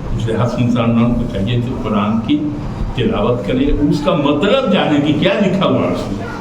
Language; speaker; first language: Urdu; native; Urdu